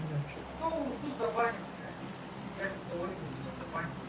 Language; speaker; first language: Russian; non-native, local second language; Yakut